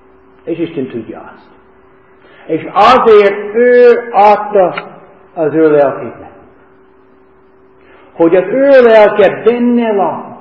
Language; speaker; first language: Hungarian; non-native, fluent; English